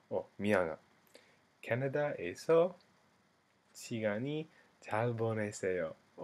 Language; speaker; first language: Korean; non-native, learner; English